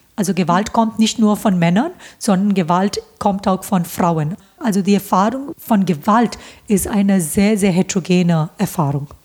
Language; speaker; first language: German; non-native, fluent; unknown